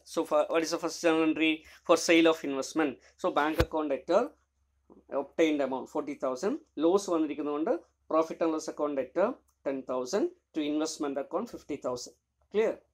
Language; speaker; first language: English; non-native, local second language; Malayalam